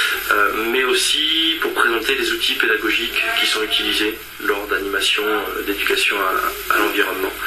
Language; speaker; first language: French; native; French